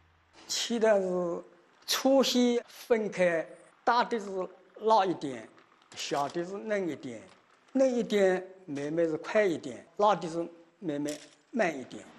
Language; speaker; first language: Chinese; non-native, local second language; Wu Chinese